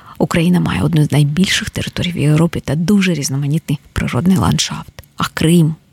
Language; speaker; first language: Ukrainian; native; Ukrainian